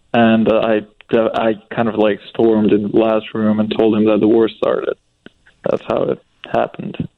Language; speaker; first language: English; non-native, fluent; Ukrainian